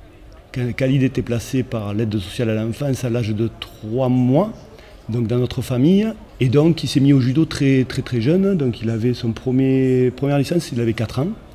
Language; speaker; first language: French; native; French